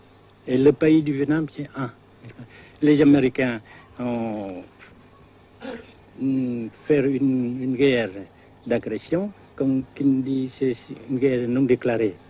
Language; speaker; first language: French; non-native, local second language; Vietnamese